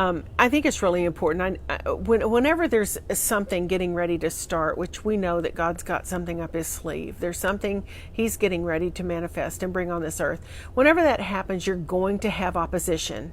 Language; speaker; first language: English; native; English